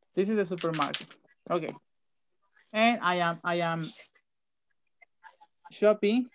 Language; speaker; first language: English; non-native, fluent; Spanish